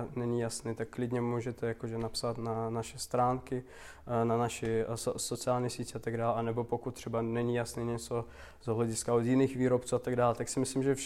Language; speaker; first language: Czech; non-native, fluent; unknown